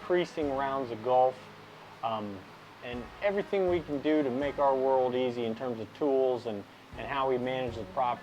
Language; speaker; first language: English; native; English